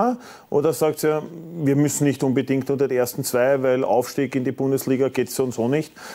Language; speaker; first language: German; native; German